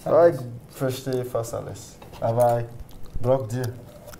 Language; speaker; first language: German; non-native, learner; French